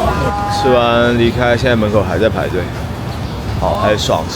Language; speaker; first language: Chinese; native; Chinese